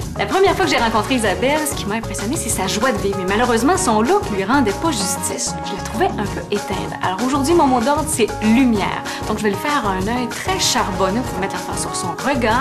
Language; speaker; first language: French; native; French